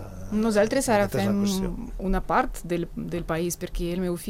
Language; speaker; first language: Catalan; non-native, fluent; Russian